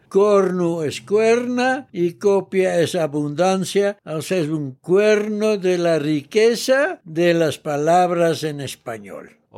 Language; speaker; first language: Spanish; early bilingual, heritage; Dutch